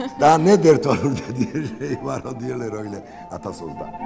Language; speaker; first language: Turkish; non-native, learner; Georgian